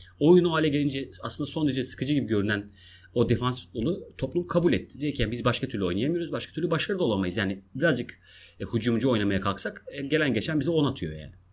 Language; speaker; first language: Turkish; non-native, local second language; Kurdish